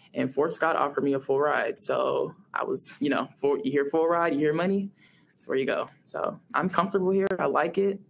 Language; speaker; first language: English; native; English